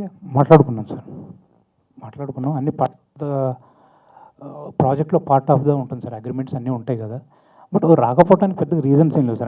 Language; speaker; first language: Telugu; native; Telugu